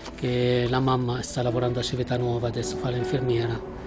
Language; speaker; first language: Italian; non-native, fluent; Arabic